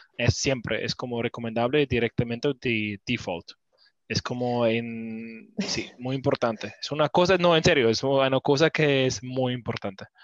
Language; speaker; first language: Spanish; non-native, learner; English